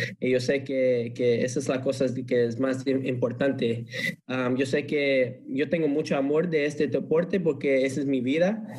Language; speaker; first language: Spanish; early bilingual, heritage; English